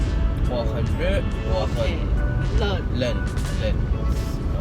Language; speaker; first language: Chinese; non-native, learner; Tamil